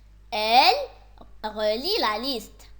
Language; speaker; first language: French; non-native, local second language; Arabic